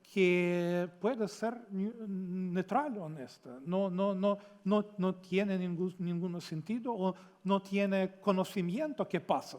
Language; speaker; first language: Spanish; non-native, fluent; Ukrainian